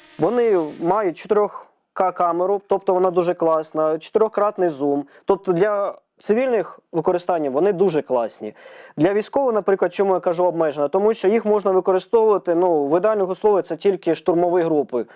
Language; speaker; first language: Ukrainian; native; Ukrainian